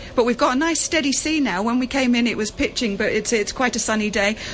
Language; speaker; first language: English; native; English